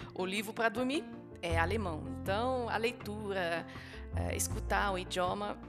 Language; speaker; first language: Portuguese; non-native, fluent; German